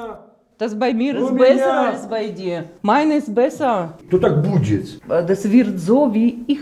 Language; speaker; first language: German; non-native, learner; Russian